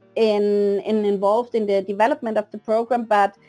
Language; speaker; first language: English; non-native, fluent; German